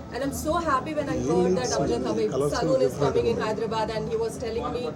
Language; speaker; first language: English; non-native, local second language; Telugu